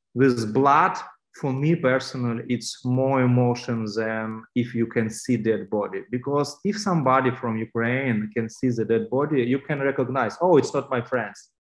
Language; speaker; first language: English; non-native, fluent; Ukrainian